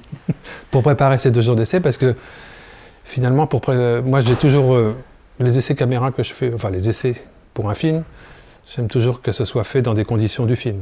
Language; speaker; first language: French; native; French